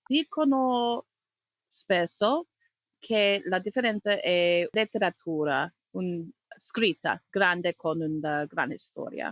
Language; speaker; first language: Italian; non-native, learner; English